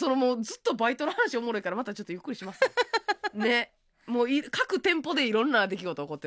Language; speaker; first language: Japanese; native; Japanese